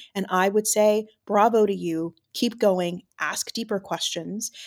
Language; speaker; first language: English; native; English